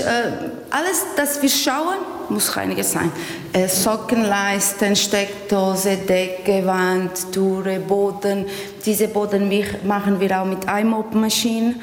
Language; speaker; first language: German; non-native, learner; Portuguese